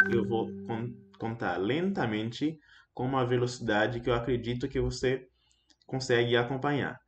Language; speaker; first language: Portuguese; non-native, fluent; Haitian Creole